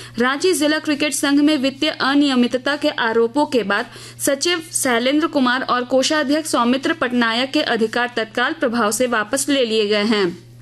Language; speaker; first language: Hindi; native; Hindi